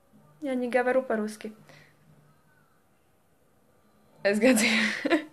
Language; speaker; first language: Russian; non-native, learner; Latvian